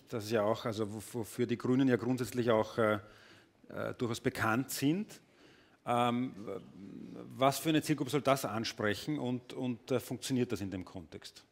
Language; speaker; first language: German; native; German